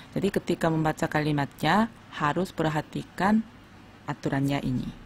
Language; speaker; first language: Indonesian; non-native, fluent; Korean